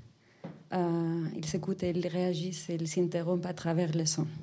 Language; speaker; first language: French; non-native, fluent; Spanish